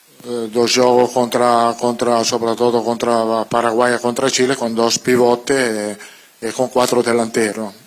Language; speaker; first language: Spanish; non-native, fluent; Italian